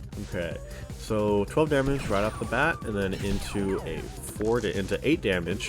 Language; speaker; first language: English; native; English